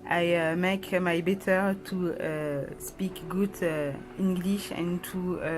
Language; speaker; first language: English; non-native, learner; French